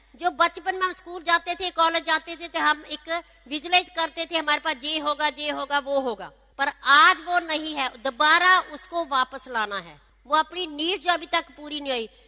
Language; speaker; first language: Hindi; non-native, local second language; Punjabi